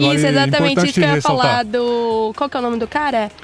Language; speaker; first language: Portuguese; native; Portuguese